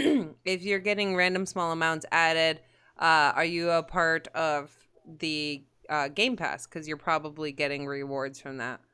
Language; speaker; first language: English; native; English